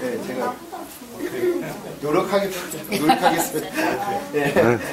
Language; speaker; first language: Korean; early bilingual, heritage; Korean